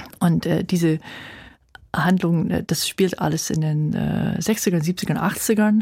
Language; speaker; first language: German; non-native, fluent; English